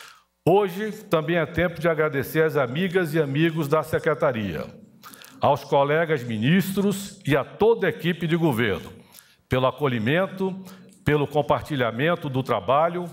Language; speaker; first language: Portuguese; native; Portuguese